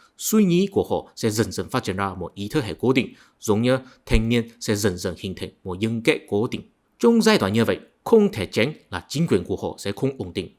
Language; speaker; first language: Vietnamese; non-native, fluent; Chinese